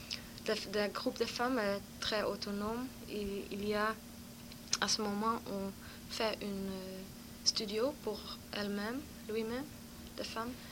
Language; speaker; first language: French; non-native, learner; Dutch